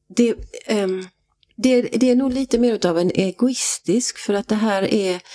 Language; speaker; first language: Swedish; native; Swedish